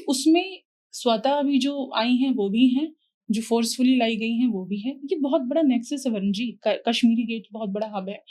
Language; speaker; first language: Hindi; native; Hindi